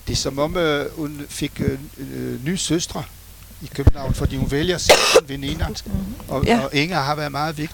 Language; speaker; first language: Danish; non-native, fluent; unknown